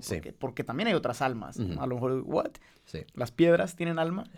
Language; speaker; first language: Spanish; native; Spanish